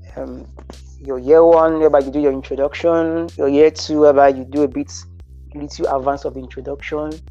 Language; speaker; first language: English; non-native, local second language; Bini